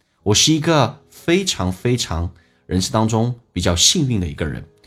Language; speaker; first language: Chinese; native; Chinese